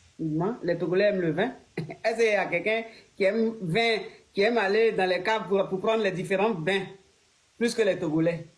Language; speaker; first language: French; native; French